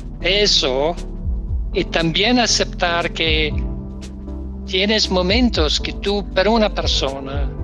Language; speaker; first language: Spanish; non-native, learner; Danish